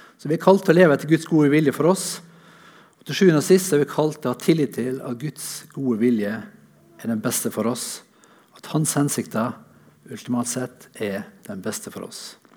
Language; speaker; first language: Norwegian; native; Norwegian